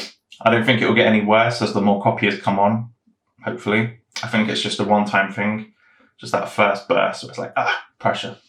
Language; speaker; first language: English; native; English